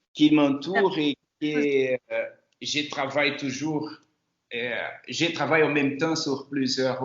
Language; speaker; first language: French; non-native, fluent; Portuguese